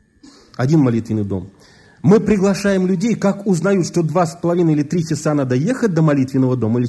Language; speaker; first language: Russian; native; Russian